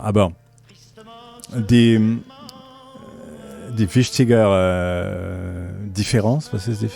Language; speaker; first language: German; non-native, learner; French